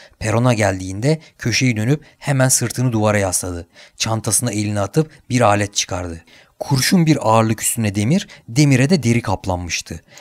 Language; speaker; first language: Turkish; native; Turkish